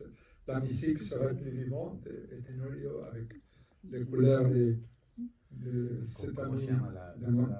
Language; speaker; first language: French; non-native, fluent; Spanish